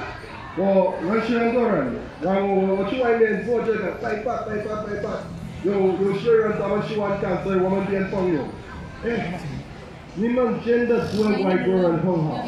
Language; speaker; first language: Chinese; non-native, learner; English